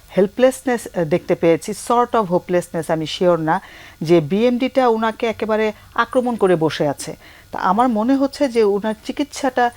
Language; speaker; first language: Bangla; native; Bangla